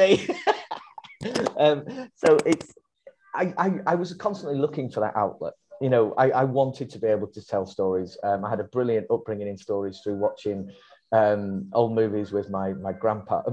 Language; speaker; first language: English; native; English